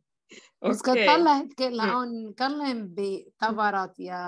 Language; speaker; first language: Finnish; non-native, learner; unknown